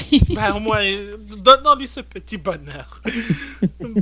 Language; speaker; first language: French; native; French